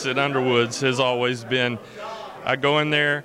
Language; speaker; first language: English; native; English